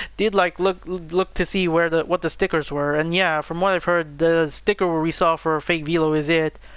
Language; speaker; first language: English; native; English